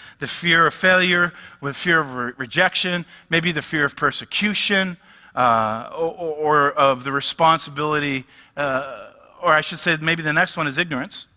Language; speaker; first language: English; native; English